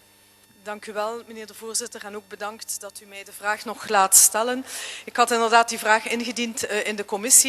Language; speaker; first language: Dutch; native; Dutch